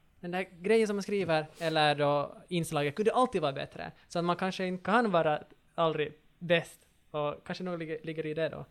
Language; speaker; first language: Swedish; native; Swedish